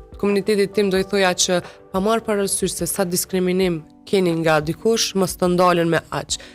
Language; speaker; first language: Albanian; non-native, local second language; Romany